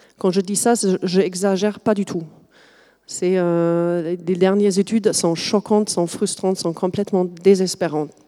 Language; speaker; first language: French; non-native, fluent; German